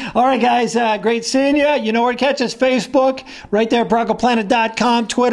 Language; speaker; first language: English; native; English